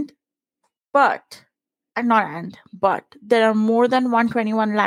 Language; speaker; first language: English; non-native, local second language; Punjabi